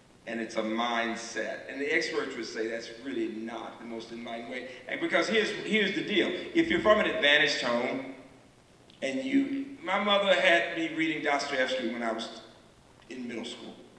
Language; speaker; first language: English; native; English